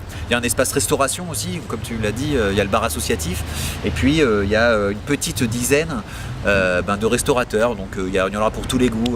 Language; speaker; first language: French; native; French